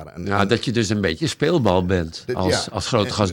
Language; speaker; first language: Dutch; native; Dutch